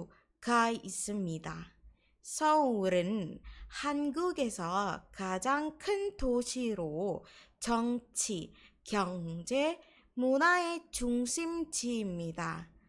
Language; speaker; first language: Korean; non-native, fluent; Indonesian